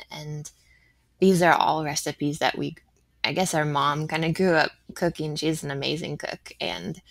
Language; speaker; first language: English; native; English